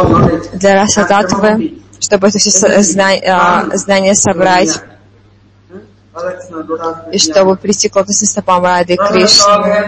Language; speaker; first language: Russian; non-native, fluent; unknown